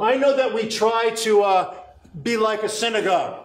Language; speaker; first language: English; native; English